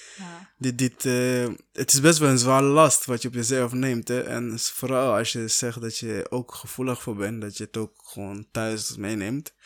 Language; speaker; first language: Dutch; non-native, fluent; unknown